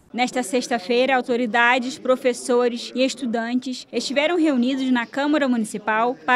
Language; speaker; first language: Portuguese; native; Portuguese